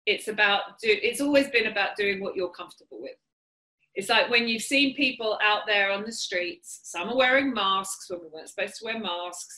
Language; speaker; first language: English; native; English